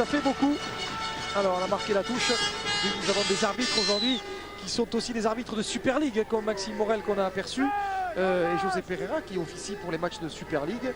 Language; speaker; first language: French; native; French